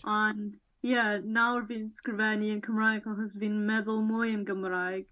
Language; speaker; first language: Welsh; non-native, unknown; Malay